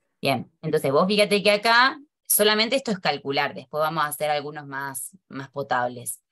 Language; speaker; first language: Spanish; native; Spanish